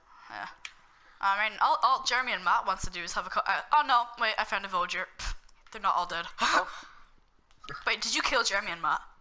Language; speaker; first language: English; native; English